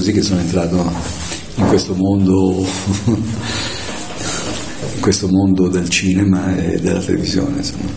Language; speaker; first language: Italian; native; Italian